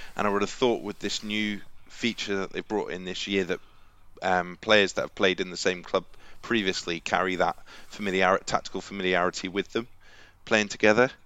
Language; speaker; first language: English; native; English